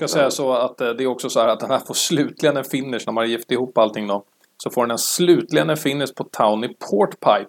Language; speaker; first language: Swedish; native; Swedish